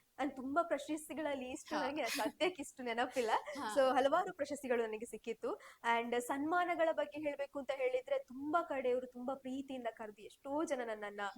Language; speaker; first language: Kannada; native; Kannada